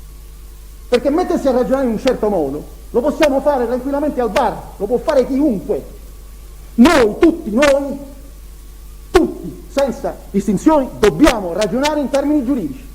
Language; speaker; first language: Italian; native; Italian